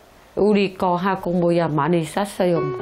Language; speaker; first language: Korean; non-native, learner; Vietnamese